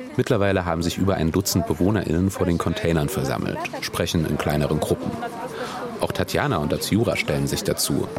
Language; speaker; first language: German; native; German